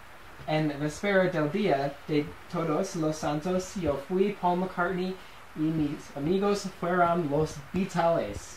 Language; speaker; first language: Spanish; non-native, learner; English